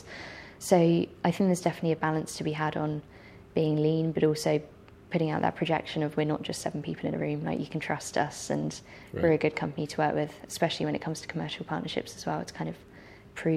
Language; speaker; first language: English; native; English